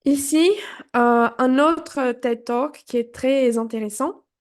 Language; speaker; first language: French; non-native, fluent; Portuguese